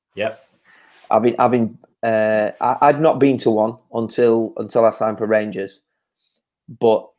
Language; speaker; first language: English; native; English